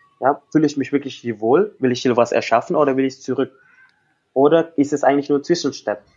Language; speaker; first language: German; non-native, fluent; Indonesian